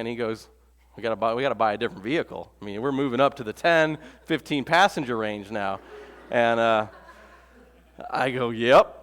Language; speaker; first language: English; native; English